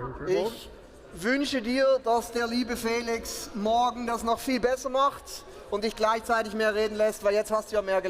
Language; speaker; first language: German; native; German